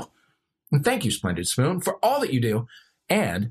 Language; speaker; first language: English; native; English